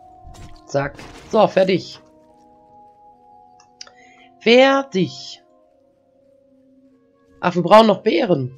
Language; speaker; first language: German; native; German